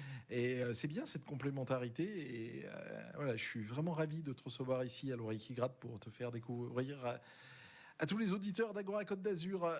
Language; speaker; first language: French; native; French